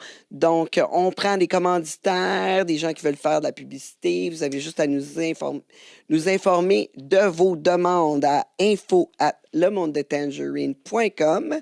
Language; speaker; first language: French; native; French